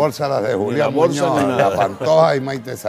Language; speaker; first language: Spanish; native; Spanish